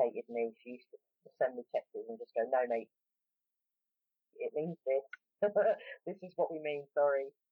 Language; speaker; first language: English; native; English